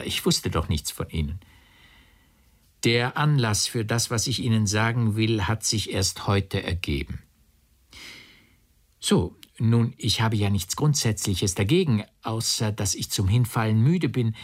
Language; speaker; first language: German; native; German